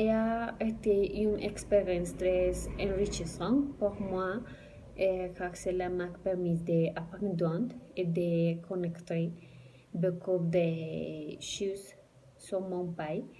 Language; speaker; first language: French; non-native, learner; Spanish